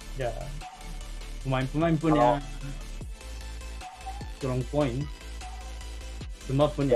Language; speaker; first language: Indonesian; non-native, learner; Japanese